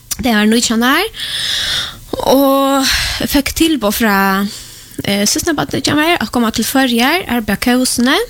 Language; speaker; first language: Swedish; non-native, fluent; Polish